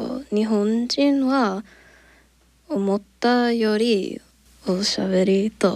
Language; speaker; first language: Japanese; non-native, learner; English